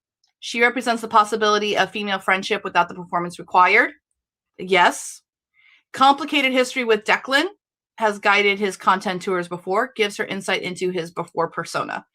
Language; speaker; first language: English; native; English